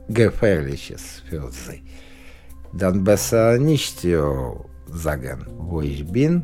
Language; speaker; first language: German; non-native, learner; Russian